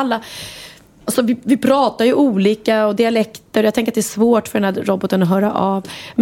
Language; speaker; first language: Swedish; native; Swedish